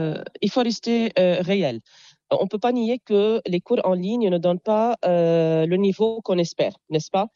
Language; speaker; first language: French; non-native, local second language; Arabic